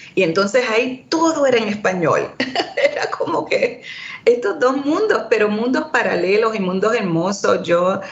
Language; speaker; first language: Spanish; early bilingual, heritage; Spanish